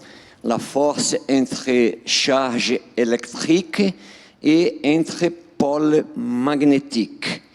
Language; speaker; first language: French; non-native, fluent; Portuguese